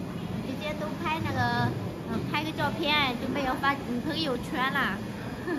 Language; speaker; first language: Chinese; non-native, fluent; Lao